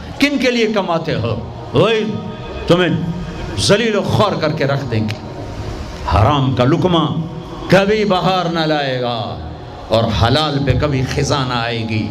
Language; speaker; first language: Urdu; non-native, local second language; Punjabi